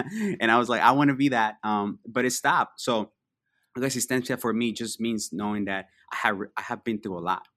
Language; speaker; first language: English; early bilingual, other home language; Spanish